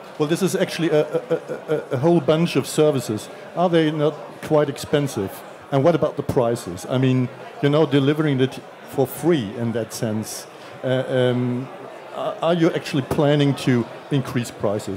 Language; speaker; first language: English; non-native, fluent; German